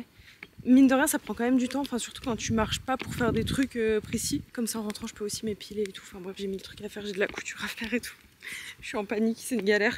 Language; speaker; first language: French; native; French